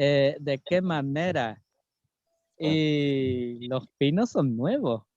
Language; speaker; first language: Spanish; non-native, local second language; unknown